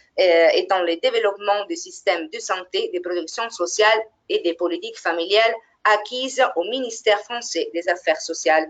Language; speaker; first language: French; non-native, fluent; Italian